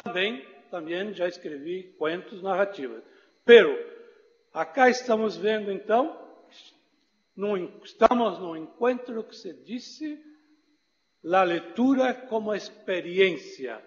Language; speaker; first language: Portuguese; non-native, fluent; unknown